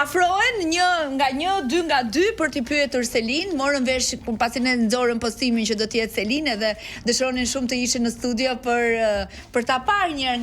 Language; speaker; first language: Albanian; native; Albanian